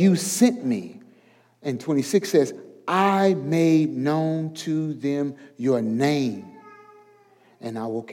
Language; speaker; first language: English; native; English